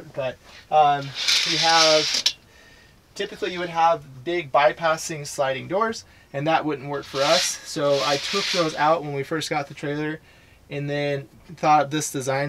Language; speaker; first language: English; native; English